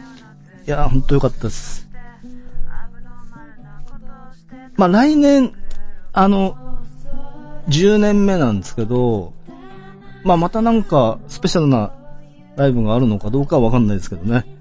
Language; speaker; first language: Japanese; native; Japanese